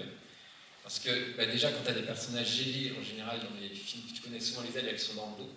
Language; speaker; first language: French; native; French